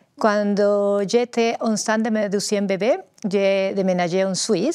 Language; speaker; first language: French; non-native, learner; Spanish